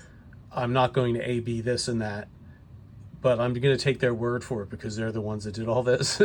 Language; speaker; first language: English; native; English